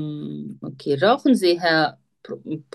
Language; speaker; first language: German; non-native, fluent; Turkish